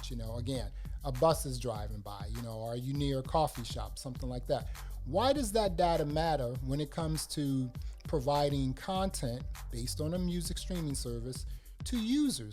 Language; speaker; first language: English; native; English